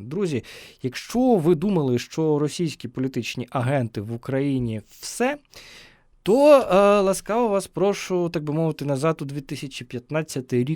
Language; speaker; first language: Ukrainian; native; Ukrainian